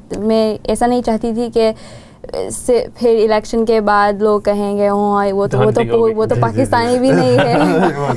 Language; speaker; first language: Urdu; non-native, learner; Gujarati